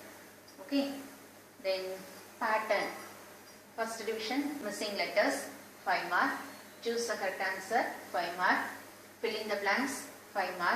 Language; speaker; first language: English; non-native, local second language; Tamil